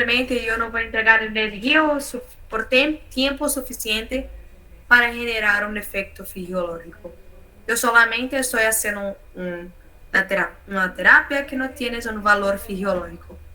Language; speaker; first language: Spanish; non-native, learner; Portuguese